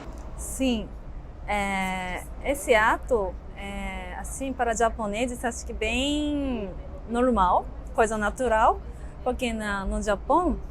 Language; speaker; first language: Portuguese; non-native, learner; Japanese